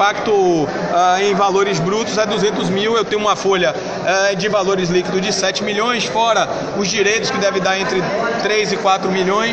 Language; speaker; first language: Portuguese; native; Portuguese